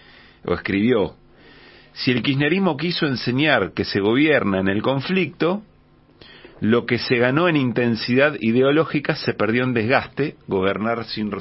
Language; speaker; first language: Spanish; native; Spanish